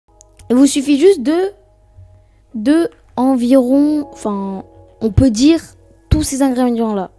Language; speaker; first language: French; native; French